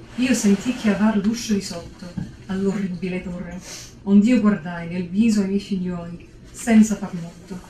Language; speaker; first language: Italian; non-native, fluent; English